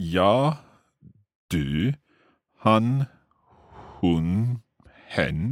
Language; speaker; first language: Swedish; non-native, learner; English